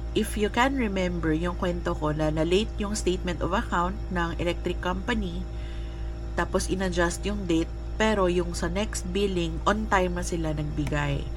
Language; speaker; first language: Filipino; non-native, local second language; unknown